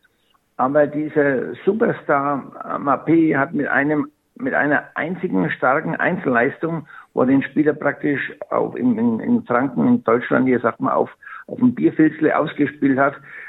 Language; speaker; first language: German; native; German